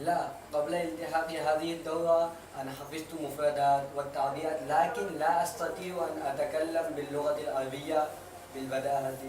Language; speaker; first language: Arabic; non-native, learner; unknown